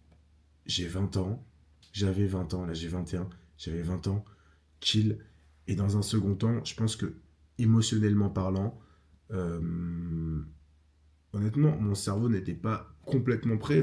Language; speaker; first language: French; native; French